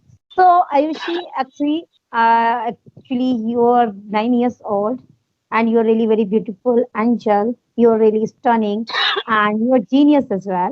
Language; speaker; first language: English; non-native, learner; Hindi